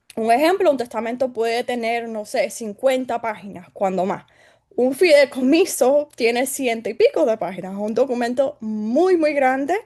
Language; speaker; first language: Spanish; early bilingual, heritage; Spanish